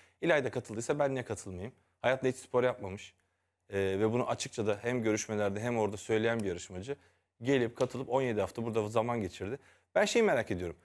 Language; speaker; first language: Turkish; native; Turkish